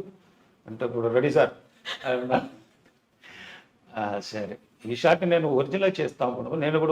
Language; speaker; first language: Telugu; non-native, local second language; Tamil